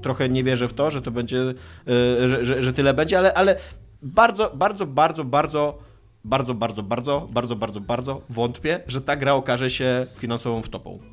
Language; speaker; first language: Polish; native; Polish